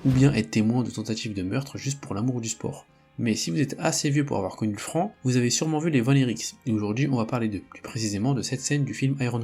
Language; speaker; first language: French; native; French